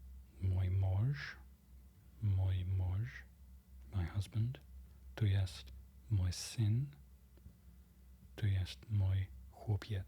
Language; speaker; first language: Polish; non-native, learner; English